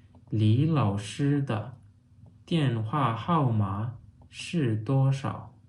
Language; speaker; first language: Chinese; non-native, fluent; Turkmen